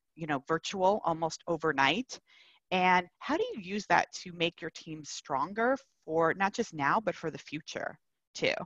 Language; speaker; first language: English; native; English